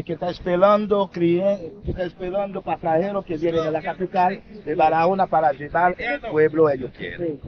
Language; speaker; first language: Spanish; non-native, learner; Haitian Creole